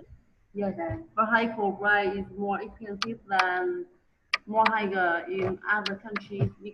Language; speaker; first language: English; non-native, learner; Vietnamese